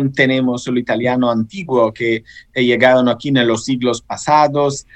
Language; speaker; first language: Spanish; non-native, fluent; Italian